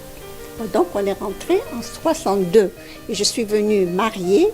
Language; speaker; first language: French; non-native, local second language; Arabic